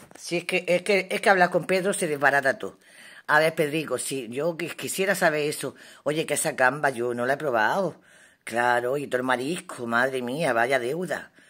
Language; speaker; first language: Spanish; native; Spanish